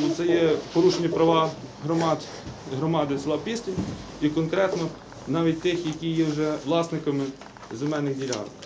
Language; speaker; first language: Ukrainian; native; Ukrainian